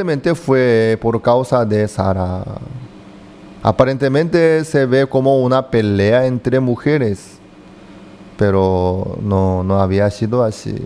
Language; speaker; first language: Spanish; non-native, fluent; Korean